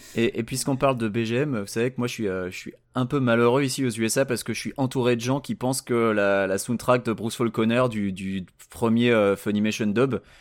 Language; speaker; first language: French; native; French